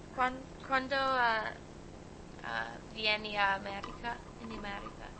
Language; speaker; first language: Italian; non-native, learner; English